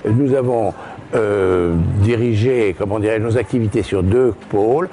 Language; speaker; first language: French; native; French